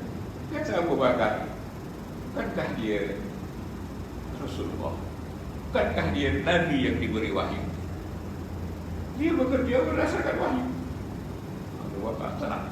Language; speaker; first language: Malay; native; Malay